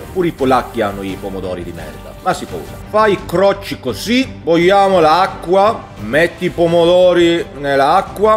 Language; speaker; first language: Italian; non-native, learner; Swedish